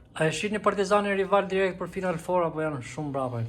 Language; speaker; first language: Albanian; native; Albanian